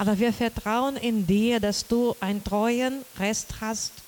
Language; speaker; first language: German; non-native, learner; Portuguese